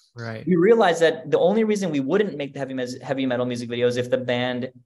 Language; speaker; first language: English; native; English